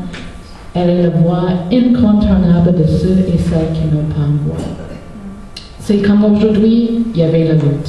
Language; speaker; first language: French; non-native, local second language; English